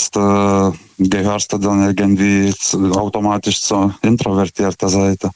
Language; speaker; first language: German; non-native, fluent; Lithuanian